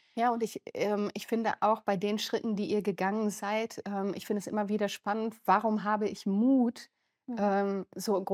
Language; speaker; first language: German; native; German